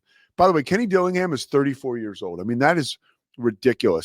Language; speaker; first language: English; native; English